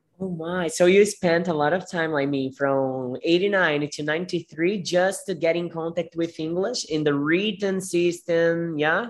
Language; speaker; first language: English; non-native, fluent; Portuguese